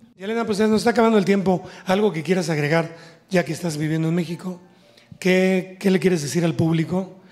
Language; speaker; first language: Spanish; native; Spanish